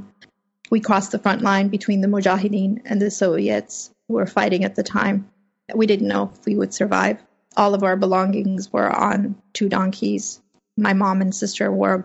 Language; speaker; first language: English; early bilingual, other home language; Persian